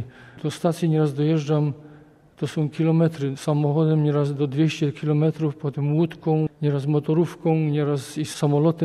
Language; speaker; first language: Polish; native; Polish